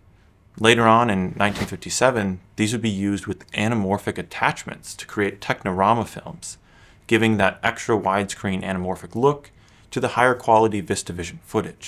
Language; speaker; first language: English; native; English